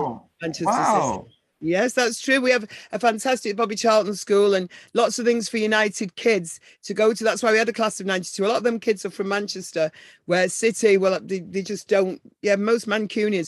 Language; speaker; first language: English; native; English